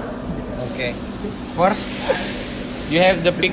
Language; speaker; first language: English; non-native, learner; Indonesian